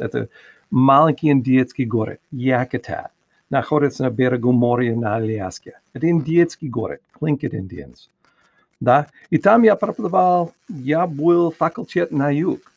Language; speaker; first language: Russian; non-native, learner; English